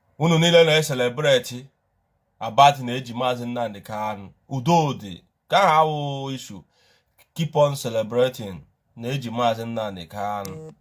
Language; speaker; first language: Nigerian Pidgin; non-native, local second language; Igbo